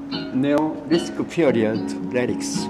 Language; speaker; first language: English; non-native, learner; Korean